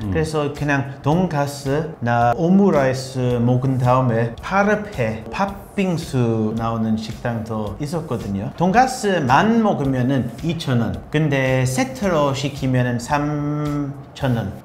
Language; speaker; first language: Korean; non-native, fluent; English